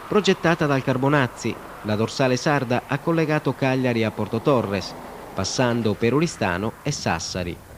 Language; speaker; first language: Italian; native; Italian